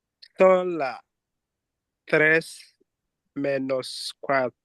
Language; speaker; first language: Spanish; non-native, learner; English